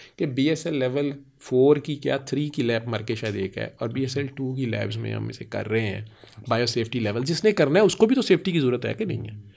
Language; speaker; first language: Urdu; non-native, local second language; Punjabi